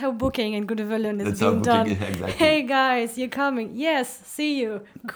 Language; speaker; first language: English; non-native, fluent; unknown